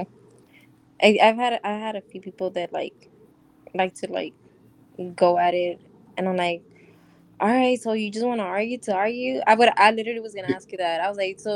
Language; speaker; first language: English; native; English